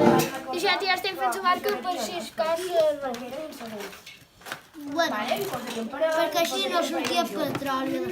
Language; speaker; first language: Catalan; non-native, local second language; Spanish